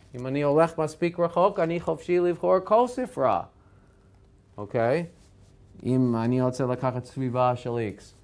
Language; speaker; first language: Hebrew; non-native, fluent; English